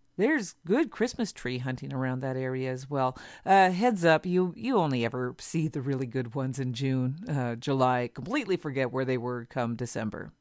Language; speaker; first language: English; native; English